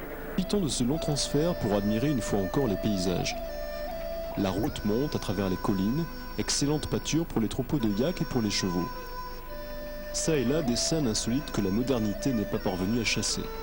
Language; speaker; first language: French; native; French